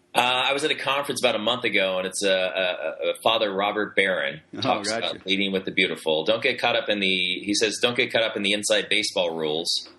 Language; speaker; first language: English; native; English